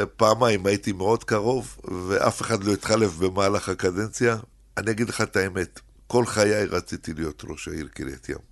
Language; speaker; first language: Hebrew; early bilingual, other home language; Arabic